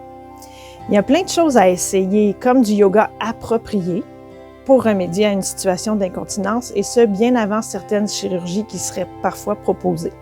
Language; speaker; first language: French; native; French